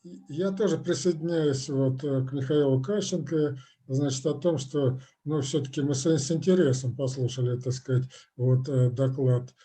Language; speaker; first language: Russian; native; Russian